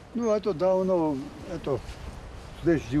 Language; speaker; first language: Russian; non-native, fluent; Georgian